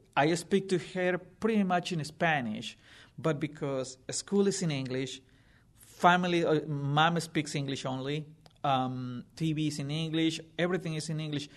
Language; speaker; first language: English; non-native, fluent; Spanish